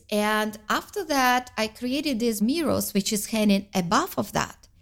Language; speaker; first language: English; non-native, fluent; Russian